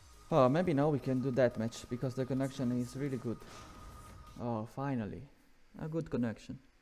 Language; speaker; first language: English; non-native, fluent; Italian